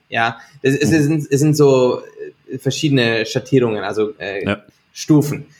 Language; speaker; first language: German; native; German